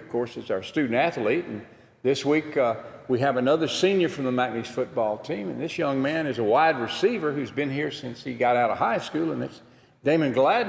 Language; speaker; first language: English; native; English